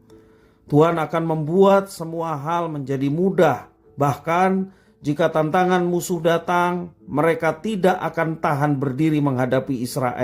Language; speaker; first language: Indonesian; native; Indonesian